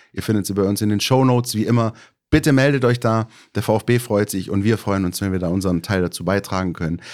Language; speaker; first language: German; native; German